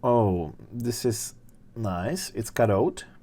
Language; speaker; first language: English; non-native, fluent; Czech